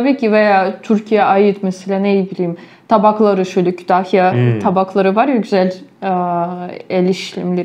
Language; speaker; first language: Turkish; non-native, fluent; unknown